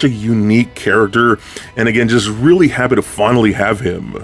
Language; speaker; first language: English; native; English